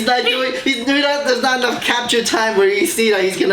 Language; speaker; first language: English; native; English